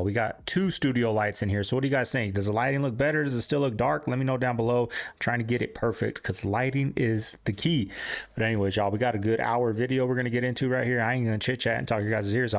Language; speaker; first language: English; native; English